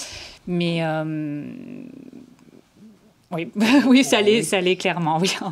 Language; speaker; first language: French; native; French